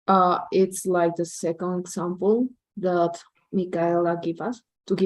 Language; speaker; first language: English; non-native, learner; Spanish